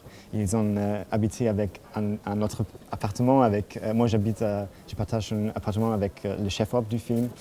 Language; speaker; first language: French; non-native, fluent; German